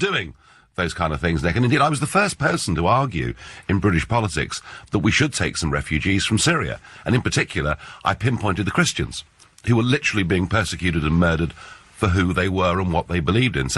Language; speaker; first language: English; native; English